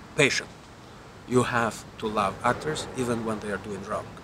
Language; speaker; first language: English; non-native, fluent; Albanian